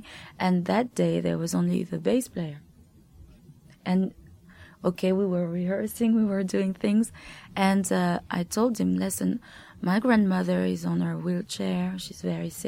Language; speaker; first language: English; non-native, fluent; French